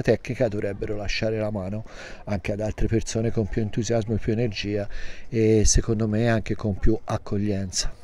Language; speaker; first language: Italian; native; Italian